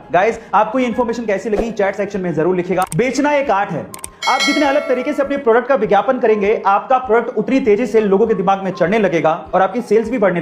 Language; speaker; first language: Hindi; native; Hindi